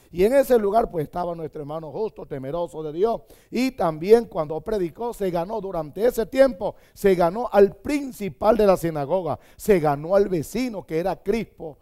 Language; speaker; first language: Spanish; native; Spanish